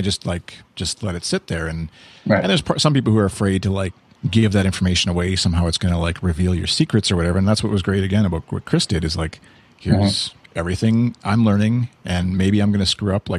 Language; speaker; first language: English; native; English